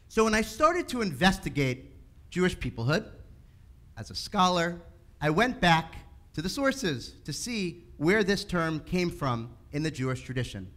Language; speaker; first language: English; native; English